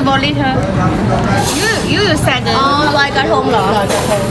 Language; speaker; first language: English; non-native, learner; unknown